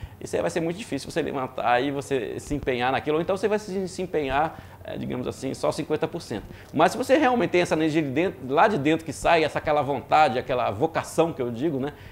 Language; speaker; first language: Portuguese; early bilingual, other home language; French